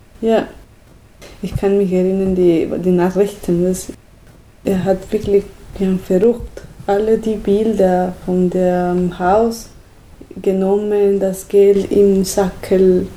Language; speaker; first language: German; non-native, learner; Spanish